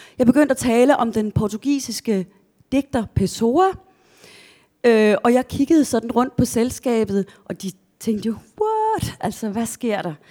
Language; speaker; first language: Danish; native; Danish